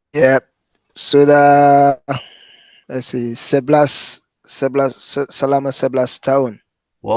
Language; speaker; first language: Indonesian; non-native, fluent; English